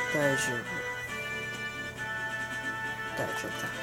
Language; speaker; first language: Japanese; native; Japanese